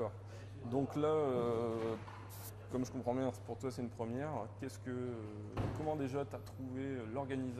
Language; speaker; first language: French; native; French